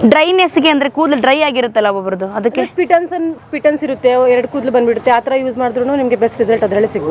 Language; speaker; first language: Kannada; non-native, local second language; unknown